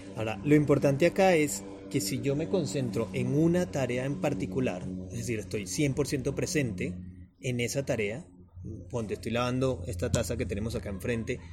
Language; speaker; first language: Spanish; native; Spanish